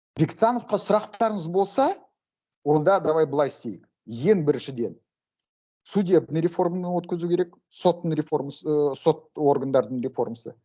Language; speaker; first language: Kazakh; non-native, local second language; Russian